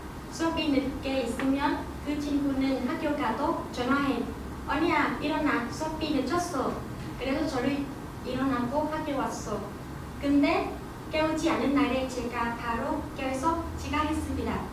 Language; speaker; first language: Korean; non-native, learner; Vietnamese